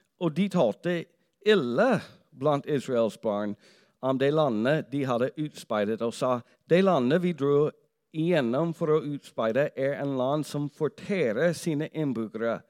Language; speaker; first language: Norwegian; non-native, fluent; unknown